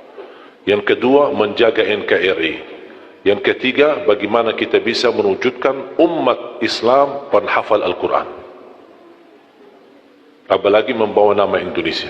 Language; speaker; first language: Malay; non-native, fluent; Arabic